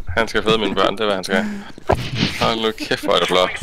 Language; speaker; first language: Danish; native; Danish